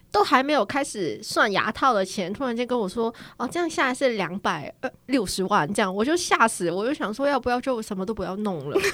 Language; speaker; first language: Chinese; non-native, fluent; Cantonese